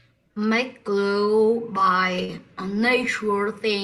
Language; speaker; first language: English; non-native, learner; Vietnamese